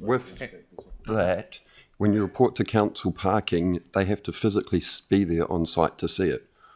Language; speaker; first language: English; native; English